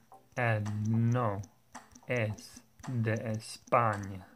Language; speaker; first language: Spanish; non-native, learner; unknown